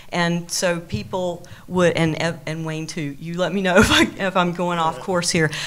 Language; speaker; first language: English; native; English